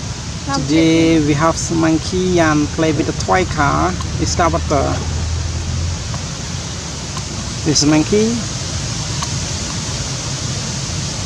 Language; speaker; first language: English; non-native, learner; Khmer